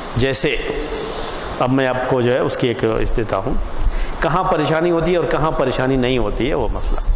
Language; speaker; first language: Urdu; native; Urdu